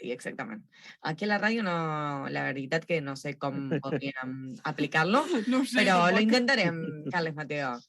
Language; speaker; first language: Catalan; non-native, local second language; Spanish